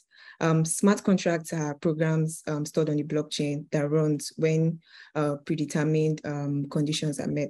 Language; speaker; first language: English; non-native, local second language; Yoruba